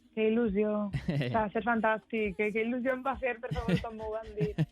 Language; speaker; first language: Catalan; native; Catalan